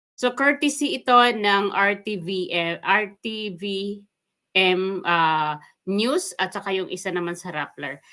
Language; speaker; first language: Filipino; non-native, local second language; Waray